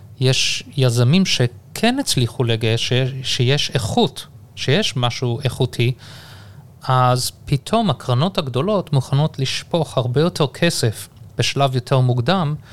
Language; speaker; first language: Hebrew; early bilingual, heritage; Hebrew